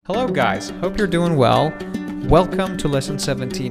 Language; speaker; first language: English; non-native, fluent; Persian